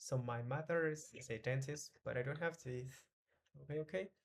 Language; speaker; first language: English; non-native, fluent; Vietnamese